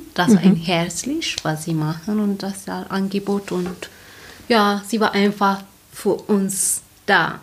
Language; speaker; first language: German; non-native, learner; Tigrinya